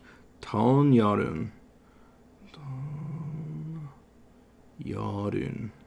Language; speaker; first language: Korean; non-native, learner; English